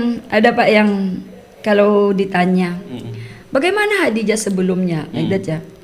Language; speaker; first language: Indonesian; non-native, learner; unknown